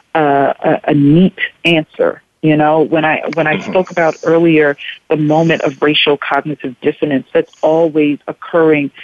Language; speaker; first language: English; native; English